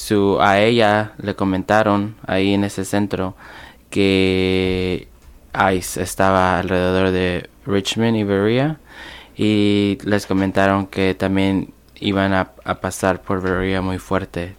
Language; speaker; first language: Spanish; early bilingual, other home language; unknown